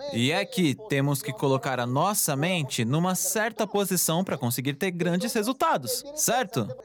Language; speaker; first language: Portuguese; non-native, fluent; Spanish